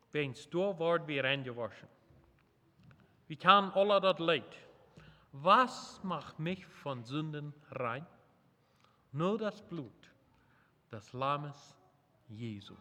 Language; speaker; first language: German; non-native, local second language; Plautdietsch